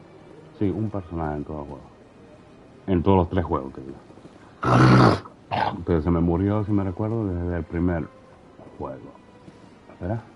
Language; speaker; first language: Spanish; non-native, fluent; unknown